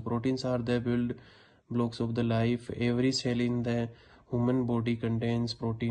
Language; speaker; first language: English; non-native, learner; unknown